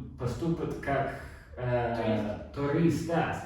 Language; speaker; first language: Russian; non-native, learner; English